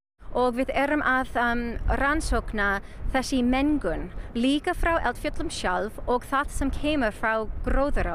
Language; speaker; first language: Icelandic; non-native, learner; English